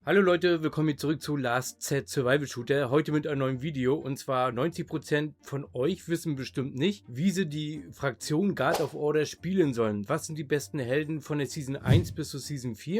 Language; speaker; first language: German; native; German